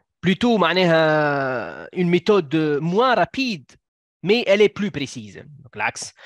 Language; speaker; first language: French; non-native, local second language; Arabic